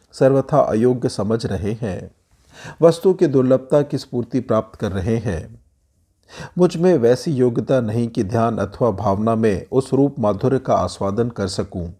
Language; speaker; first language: Hindi; native; Hindi